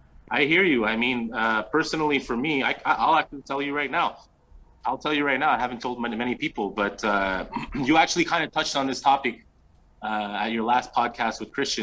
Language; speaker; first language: English; native; English